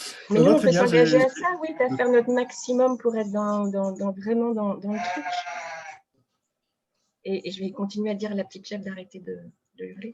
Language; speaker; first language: French; native; French